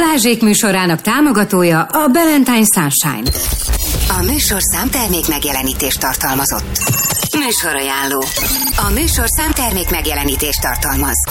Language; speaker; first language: Hungarian; native; Hungarian